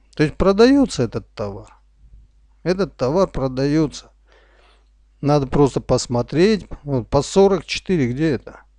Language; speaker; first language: Russian; non-native, local second language; Armenian